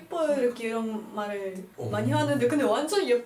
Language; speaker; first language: Korean; non-native, fluent; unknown